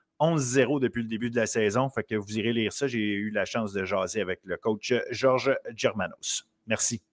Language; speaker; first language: French; native; French